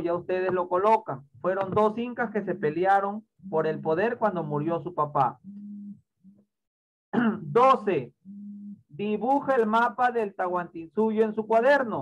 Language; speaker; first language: Spanish; native; Spanish